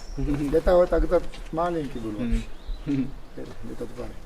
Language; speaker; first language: Russian; non-native, local second language; Svan